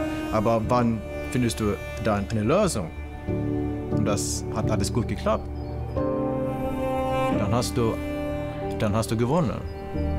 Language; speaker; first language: German; non-native, learner; Swedish